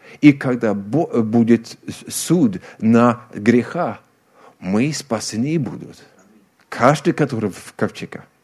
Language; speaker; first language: Russian; non-native, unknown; Swedish